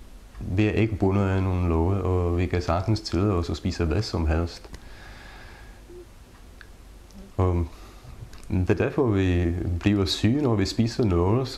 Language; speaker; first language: Danish; non-native, fluent; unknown